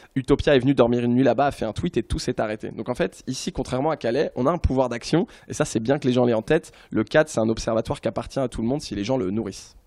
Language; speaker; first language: French; native; French